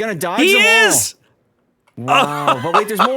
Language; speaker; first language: English; native; English